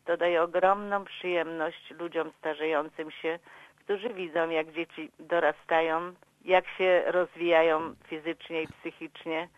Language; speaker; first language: Polish; native; Polish